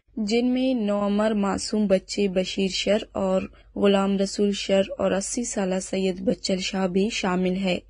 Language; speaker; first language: Urdu; non-native, local second language; Baluchi